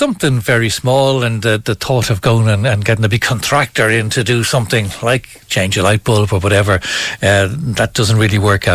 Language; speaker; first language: English; native; English